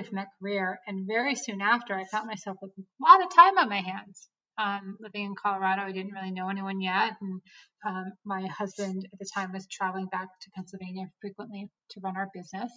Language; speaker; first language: English; native; English